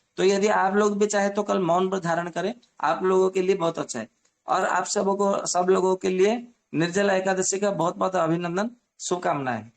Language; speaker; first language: Hindi; non-native, local second language; Odia